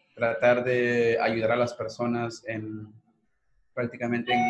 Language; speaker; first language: Spanish; native; Spanish